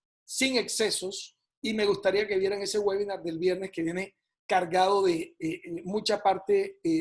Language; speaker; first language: Spanish; native; Spanish